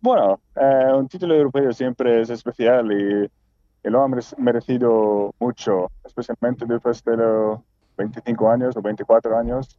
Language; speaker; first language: Spanish; non-native, fluent; Swedish